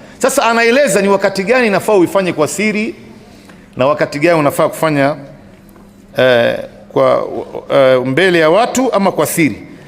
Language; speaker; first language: Swahili; native; Swahili